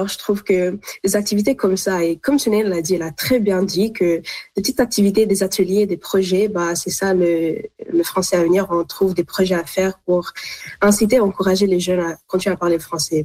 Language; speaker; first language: French; non-native, local second language; Arabic